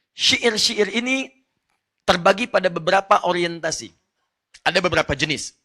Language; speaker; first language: Indonesian; non-native, fluent; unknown